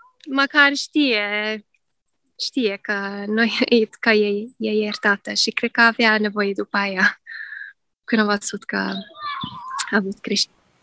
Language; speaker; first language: Romanian; non-native, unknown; Norwegian